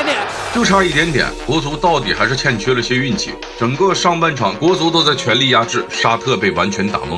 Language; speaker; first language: Chinese; native; Chinese